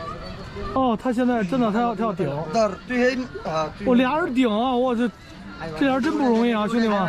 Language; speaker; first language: Chinese; native; Chinese